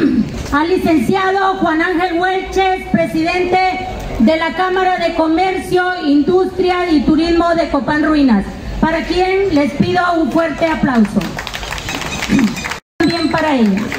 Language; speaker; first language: Spanish; native; Spanish